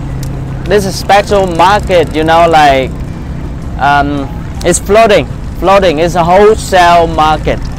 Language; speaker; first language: English; non-native, fluent; Vietnamese